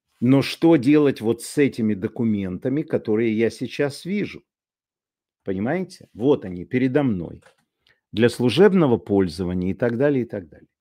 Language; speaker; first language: Russian; native; Russian